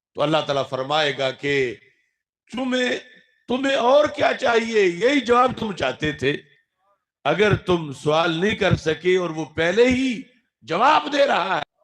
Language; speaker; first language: Urdu; non-native, local second language; Punjabi